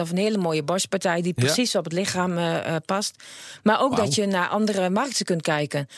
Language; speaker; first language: Dutch; native; Dutch